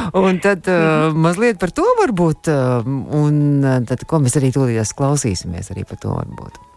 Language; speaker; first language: Latvian; native; Latvian